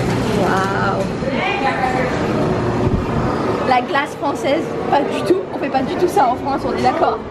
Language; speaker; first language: French; native; French